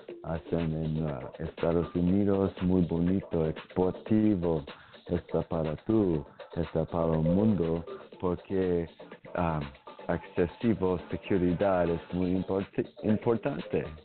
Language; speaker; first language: Spanish; non-native, learner; English